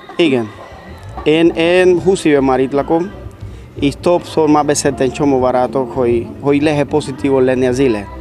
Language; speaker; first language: Hungarian; non-native, learner; Spanish